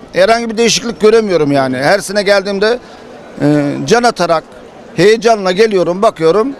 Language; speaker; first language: Turkish; native; Turkish